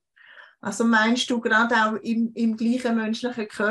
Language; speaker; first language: German; native; German